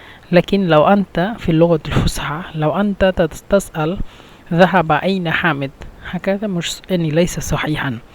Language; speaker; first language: Arabic; non-native, fluent; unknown